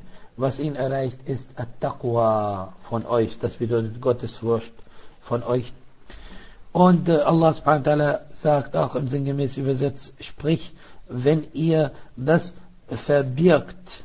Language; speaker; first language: German; non-native, fluent; Arabic